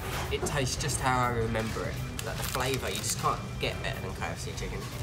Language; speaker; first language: English; native; English